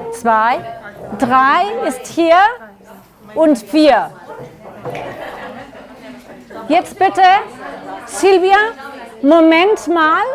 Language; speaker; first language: German; non-native, learner; Catalan